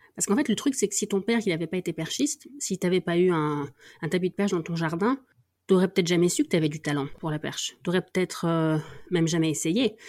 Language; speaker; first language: French; native; French